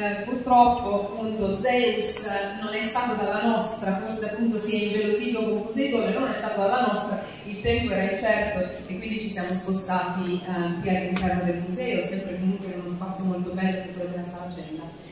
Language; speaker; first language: Italian; native; Italian